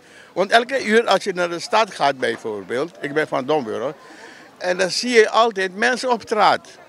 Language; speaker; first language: Dutch; non-native, local second language; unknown